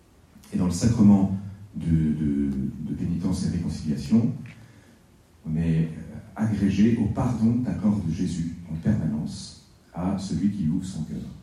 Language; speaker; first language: French; native; French